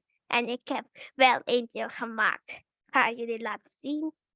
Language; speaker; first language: Dutch; early bilingual, other home language; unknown